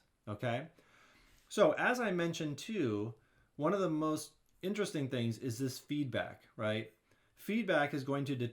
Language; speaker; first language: English; native; English